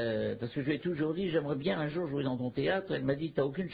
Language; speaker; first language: French; native; French